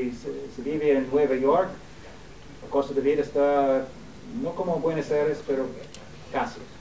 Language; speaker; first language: Spanish; non-native, fluent; English